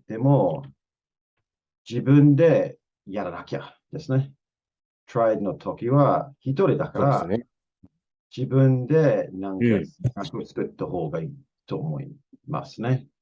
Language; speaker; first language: Japanese; non-native, fluent; English